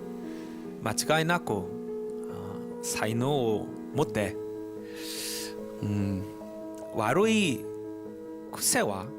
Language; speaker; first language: Japanese; non-native, learner; Korean